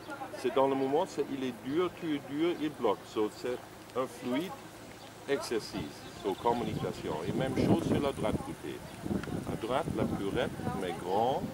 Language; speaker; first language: French; non-native, learner; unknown